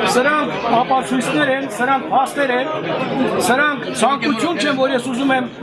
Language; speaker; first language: Armenian; non-native, local second language; Kurdish